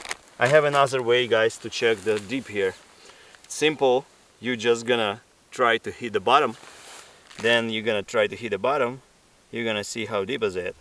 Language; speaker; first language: English; non-native, learner; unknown